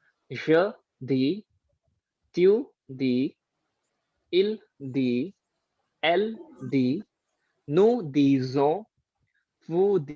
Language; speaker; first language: French; non-native, learner; Hindi